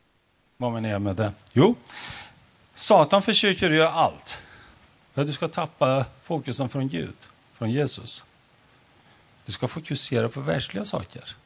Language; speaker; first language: Swedish; non-native, fluent; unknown